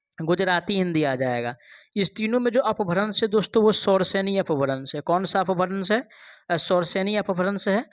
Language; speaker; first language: Hindi; native; Hindi